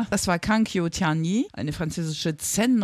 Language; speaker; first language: German; native; German